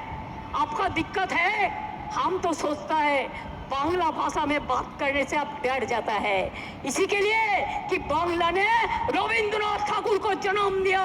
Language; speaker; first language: Hindi; non-native, local second language; Bangla